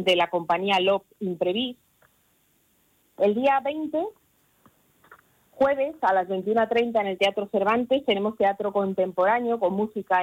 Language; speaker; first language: Spanish; native; Spanish